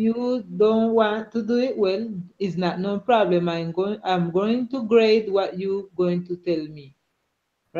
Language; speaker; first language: English; non-native, learner; Spanish